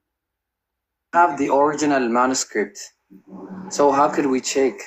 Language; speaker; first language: English; non-native, fluent; Amharic